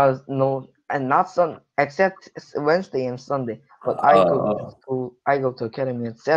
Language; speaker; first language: English; non-native, learner; Korean